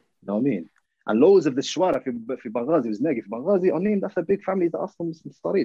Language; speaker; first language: English; early bilingual, other home language; Arabic